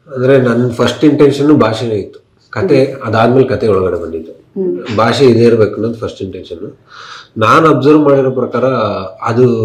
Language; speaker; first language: Kannada; native; Kannada